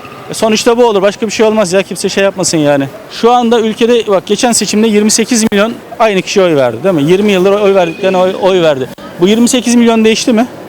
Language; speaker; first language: Turkish; native; Turkish